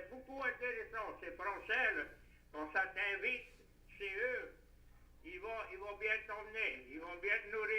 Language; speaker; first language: French; native; French